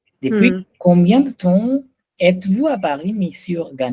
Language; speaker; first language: French; non-native, fluent; Hindi